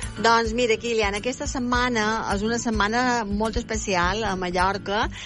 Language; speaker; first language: Catalan; native; Catalan